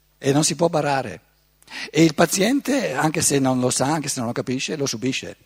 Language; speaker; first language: Italian; native; Italian